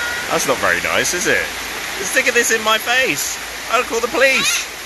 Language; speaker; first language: English; native; English